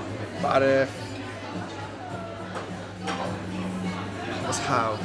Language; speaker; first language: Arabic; non-native, learner; English